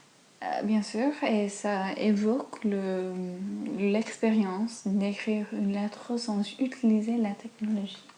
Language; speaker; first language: French; non-native, fluent; English